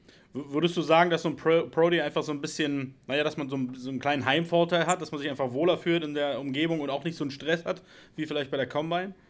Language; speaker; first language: German; native; German